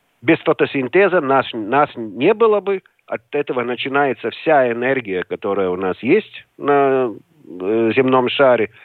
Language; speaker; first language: Russian; non-native, local second language; Latvian